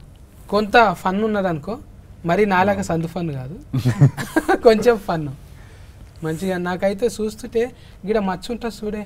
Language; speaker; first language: Telugu; native; Telugu